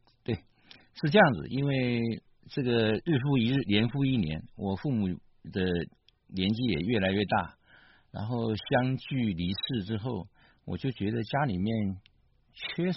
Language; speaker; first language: Chinese; native; Chinese